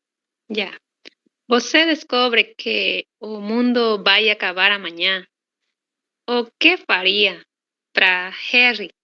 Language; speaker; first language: Portuguese; non-native, learner; Spanish